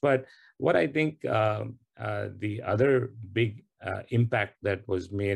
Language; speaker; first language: English; non-native, local second language; Tamil